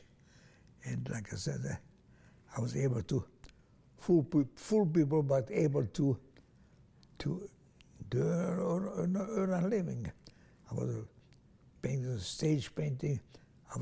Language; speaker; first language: English; non-native, fluent; Romanian